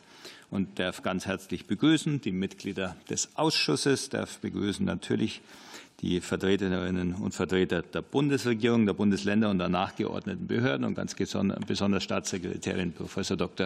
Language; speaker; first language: German; native; German